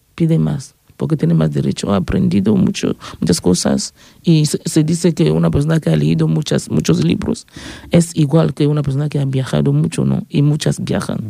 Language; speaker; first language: Spanish; non-native, fluent; French